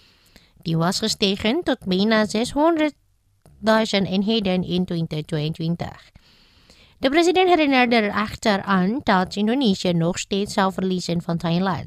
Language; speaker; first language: Dutch; non-native, fluent; Indonesian